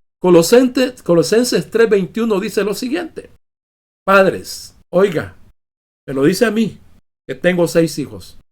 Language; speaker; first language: Spanish; native; Spanish